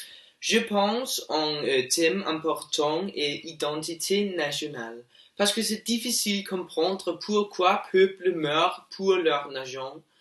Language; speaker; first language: French; non-native, learner; Norwegian